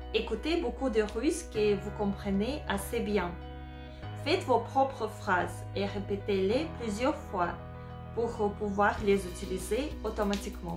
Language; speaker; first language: French; non-native, fluent; Russian